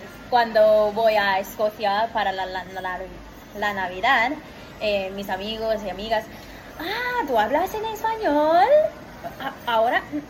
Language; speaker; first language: Spanish; non-native, learner; English